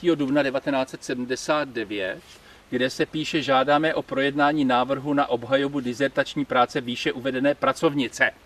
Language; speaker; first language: Czech; native; Czech